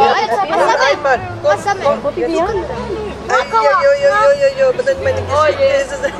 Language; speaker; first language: German; non-native, learner; Tibetan